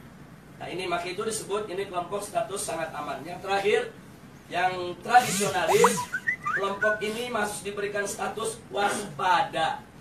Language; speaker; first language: Indonesian; native; Indonesian